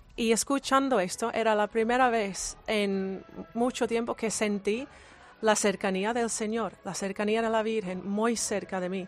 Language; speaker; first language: Spanish; non-native, fluent; English